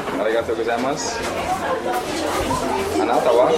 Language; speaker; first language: Japanese; non-native, fluent; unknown